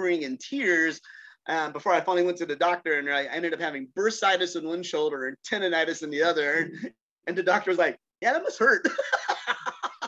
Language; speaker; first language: English; native; English